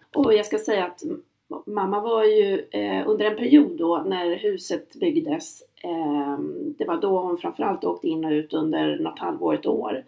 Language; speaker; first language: Swedish; native; Swedish